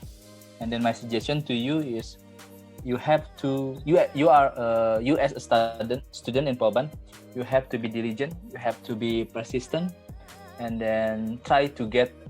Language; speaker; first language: English; non-native, fluent; Indonesian